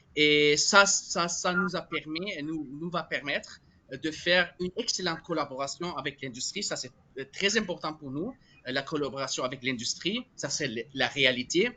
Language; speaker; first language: French; non-native, fluent; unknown